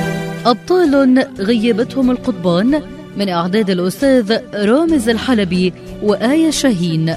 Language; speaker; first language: Arabic; native; Arabic